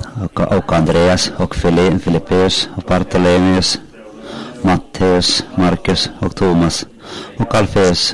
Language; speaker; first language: Swedish; non-native, local second language; Finnish